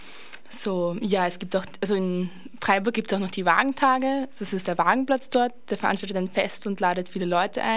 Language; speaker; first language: German; native; German